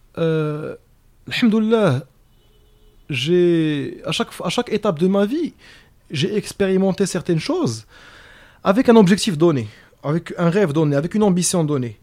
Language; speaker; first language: French; non-native, local second language; Arabic